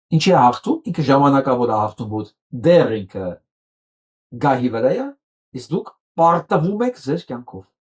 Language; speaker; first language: Armenian; native; Armenian